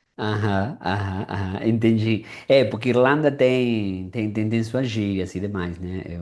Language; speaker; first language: Portuguese; non-native, fluent; Spanish